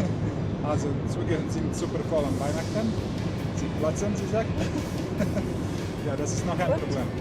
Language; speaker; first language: German; non-native, learner; Serbian